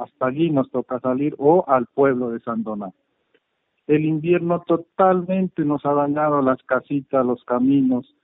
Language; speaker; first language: Spanish; native; Spanish